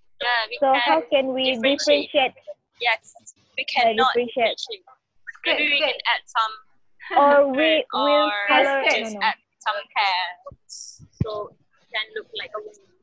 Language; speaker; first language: English; non-native, learner; Malay